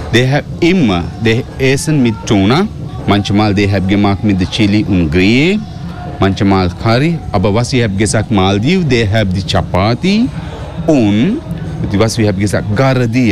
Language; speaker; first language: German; non-native, learner; Sinhala